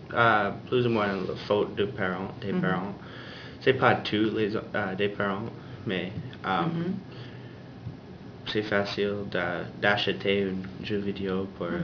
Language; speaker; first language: French; non-native, learner; English